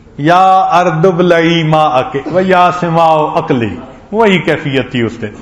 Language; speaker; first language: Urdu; non-native, local second language; Punjabi